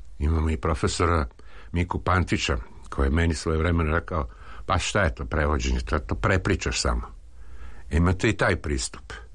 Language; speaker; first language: Serbian; native; Serbian